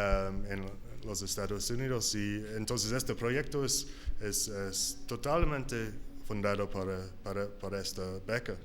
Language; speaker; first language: Spanish; non-native, learner; English